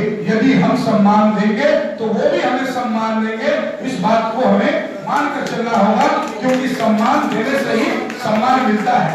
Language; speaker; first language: Hindi; native; Hindi